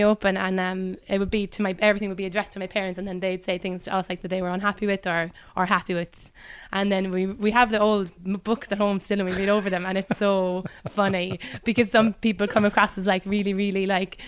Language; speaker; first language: English; native; English